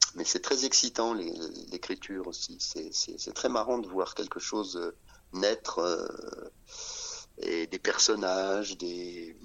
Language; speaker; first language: French; native; French